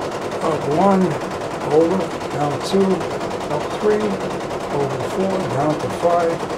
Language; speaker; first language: English; native; English